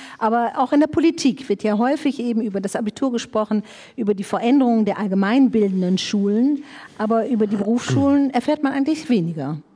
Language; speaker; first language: German; native; German